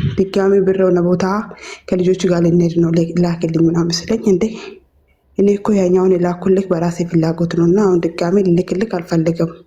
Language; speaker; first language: Amharic; non-native, local second language; Oromo